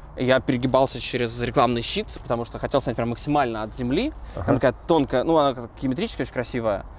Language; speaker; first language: Russian; native; Russian